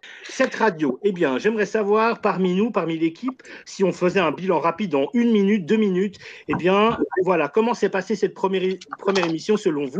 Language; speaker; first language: French; native; French